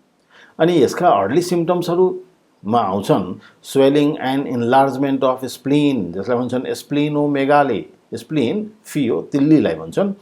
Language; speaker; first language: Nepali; native; Nepali